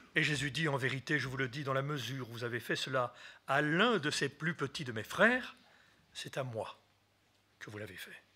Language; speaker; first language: French; native; French